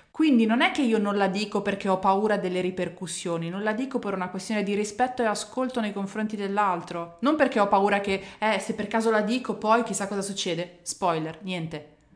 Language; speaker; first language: Italian; native; Italian